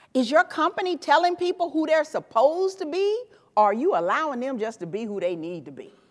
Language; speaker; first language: English; native; English